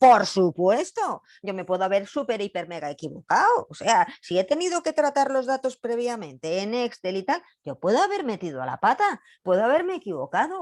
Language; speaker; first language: Spanish; native; Spanish